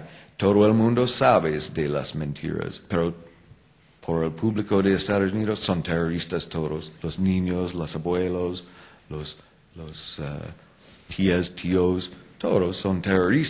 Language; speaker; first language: Spanish; non-native, fluent; English